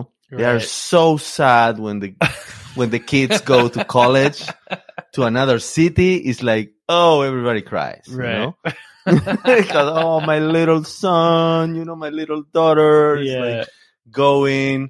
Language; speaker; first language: English; non-native, fluent; Spanish